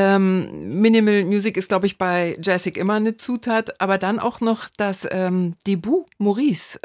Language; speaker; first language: German; native; German